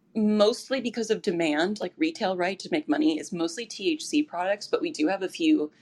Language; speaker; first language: English; native; English